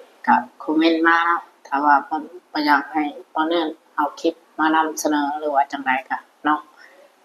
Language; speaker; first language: Thai; non-native, local second language; Lao